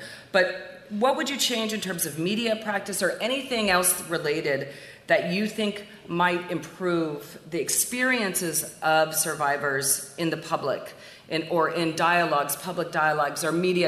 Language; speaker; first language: English; native; English